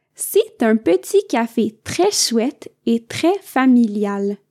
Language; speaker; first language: French; native; French